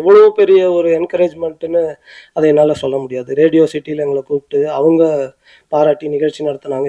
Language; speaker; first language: Tamil; native; Tamil